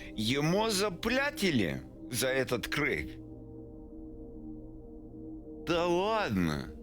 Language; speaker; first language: Russian; non-native, learner; English